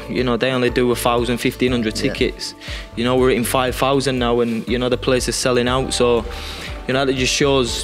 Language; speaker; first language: English; native; English